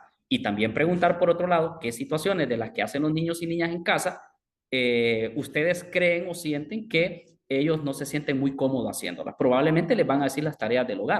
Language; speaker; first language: Spanish; native; Spanish